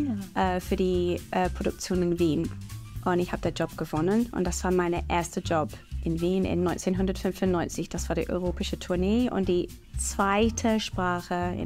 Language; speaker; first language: German; non-native, fluent; English